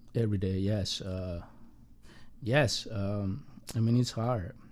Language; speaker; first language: English; non-native, learner; Spanish